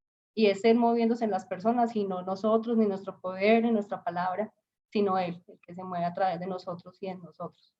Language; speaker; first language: Spanish; native; Spanish